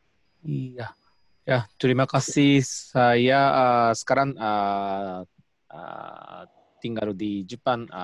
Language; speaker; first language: Indonesian; non-native, learner; Japanese